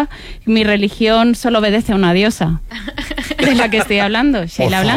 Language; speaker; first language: Spanish; native; Spanish